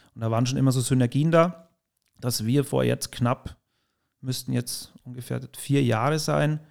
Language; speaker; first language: German; native; German